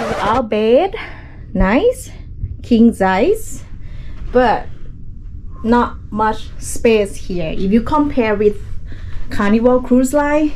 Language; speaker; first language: English; non-native, fluent; Thai